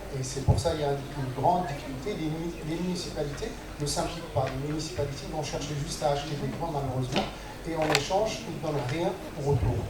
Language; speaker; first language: French; non-native, local second language; Arabic